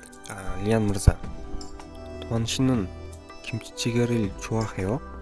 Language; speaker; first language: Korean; non-native, fluent; Kyrgyz